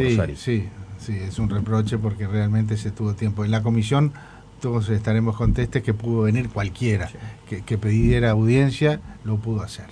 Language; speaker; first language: Spanish; native; Spanish